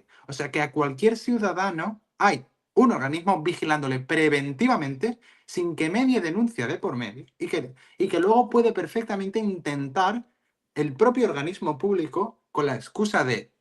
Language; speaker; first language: Spanish; native; Spanish